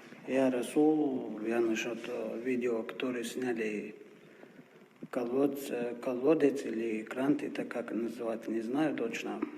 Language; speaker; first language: Russian; non-native, local second language; Chechen